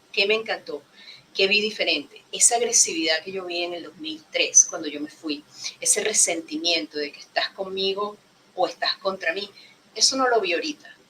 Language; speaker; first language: Spanish; native; Spanish